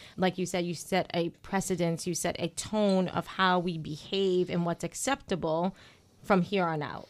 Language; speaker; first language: English; native; English